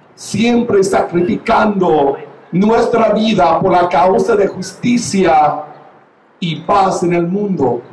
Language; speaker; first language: Spanish; non-native, fluent; English